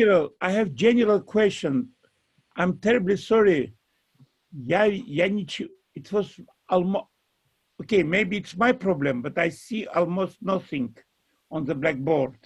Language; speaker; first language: English; non-native, fluent; Russian